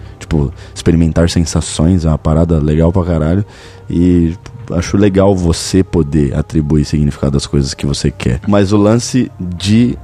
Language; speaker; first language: Portuguese; native; Portuguese